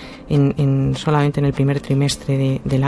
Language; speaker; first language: Spanish; native; Spanish